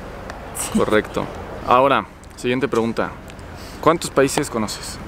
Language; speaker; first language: Spanish; native; Spanish